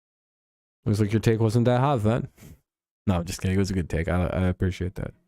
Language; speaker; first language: English; native; English